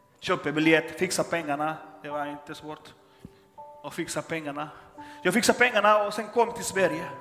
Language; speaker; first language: Swedish; non-native, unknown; Spanish